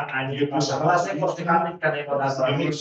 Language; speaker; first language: Hebrew; non-native, learner; Spanish